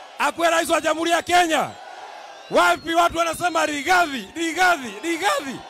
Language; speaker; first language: Swahili; non-native, local second language; Kikuyu